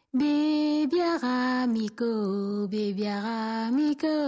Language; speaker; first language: German; non-native, learner; French